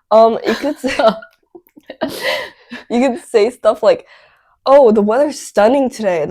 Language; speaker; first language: English; early bilingual, other home language; Korean